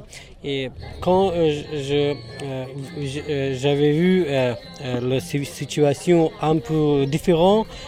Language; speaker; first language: French; non-native, learner; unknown